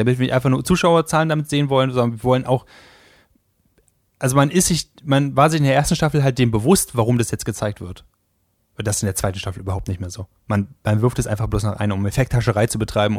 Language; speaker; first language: German; native; German